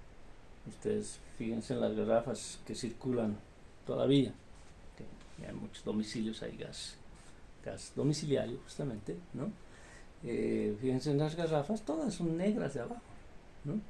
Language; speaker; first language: Spanish; native; Spanish